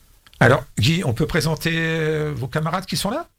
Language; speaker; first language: French; native; French